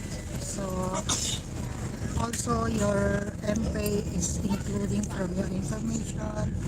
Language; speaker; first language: English; non-native, local second language; Filipino